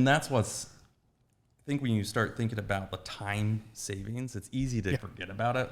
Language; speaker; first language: English; native; English